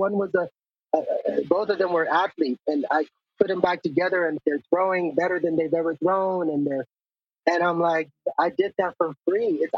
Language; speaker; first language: English; native; English